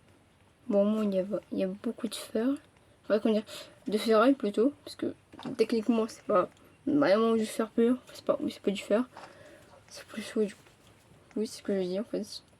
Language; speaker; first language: French; native; French